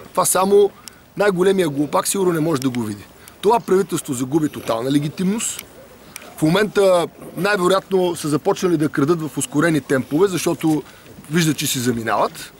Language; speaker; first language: Bulgarian; native; Bulgarian